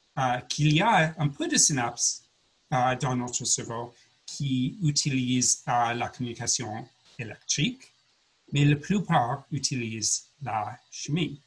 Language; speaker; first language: French; non-native, learner; English